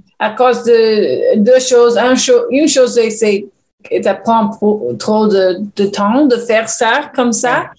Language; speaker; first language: French; non-native, learner; English